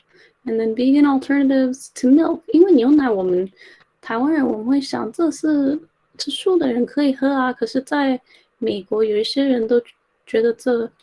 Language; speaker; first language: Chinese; early bilingual, heritage; Chinese